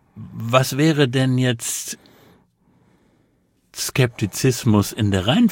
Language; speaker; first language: German; native; German